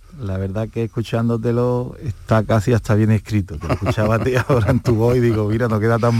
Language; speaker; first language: Spanish; native; Spanish